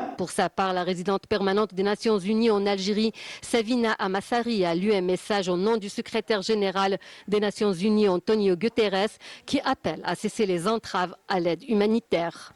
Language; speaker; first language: French; non-native, local second language; Arabic